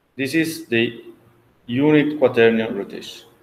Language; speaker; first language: English; non-native, fluent; Italian